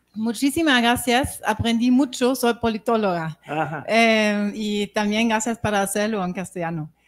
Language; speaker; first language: Spanish; non-native, fluent; German